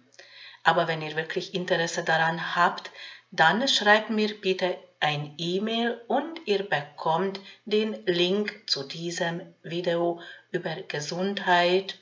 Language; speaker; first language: German; non-native, fluent; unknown